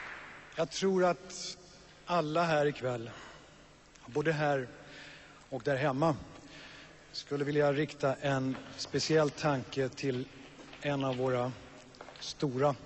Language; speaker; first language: Swedish; native; Swedish